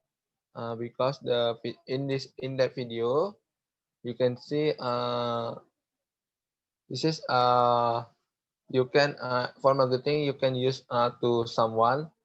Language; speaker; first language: English; non-native, learner; Indonesian